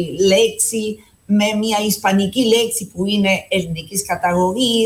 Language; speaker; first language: Greek; non-native, fluent; Spanish